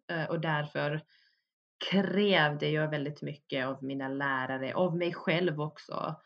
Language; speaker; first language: Swedish; early bilingual, other home language; Bosnian